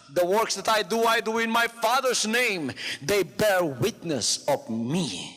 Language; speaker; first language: English; non-native, local second language; Filipino